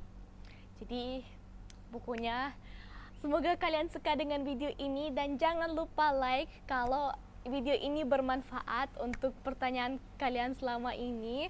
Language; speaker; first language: Indonesian; non-native, fluent; German